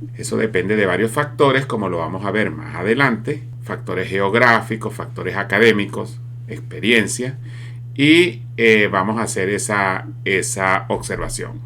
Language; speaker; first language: Spanish; native; Spanish